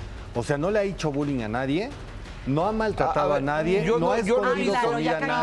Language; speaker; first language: Spanish; native; Spanish